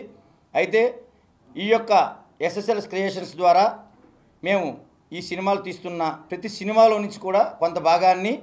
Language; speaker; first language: Telugu; native; Telugu